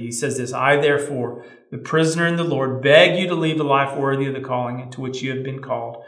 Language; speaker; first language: English; native; English